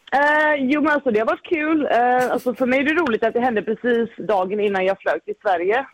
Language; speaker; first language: Swedish; native; Swedish